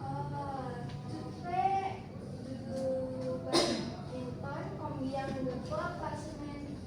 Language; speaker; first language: French; non-native, learner; Indonesian